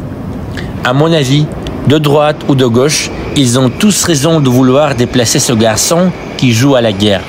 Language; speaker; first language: French; non-native, fluent; Russian